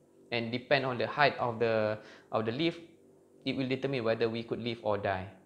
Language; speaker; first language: English; non-native, local second language; Malay